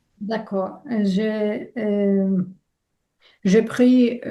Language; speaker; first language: French; non-native, learner; Russian